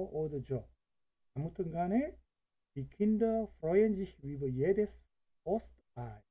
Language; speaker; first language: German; non-native, fluent; Korean